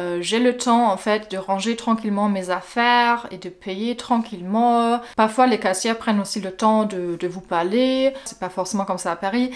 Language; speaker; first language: French; non-native, fluent; German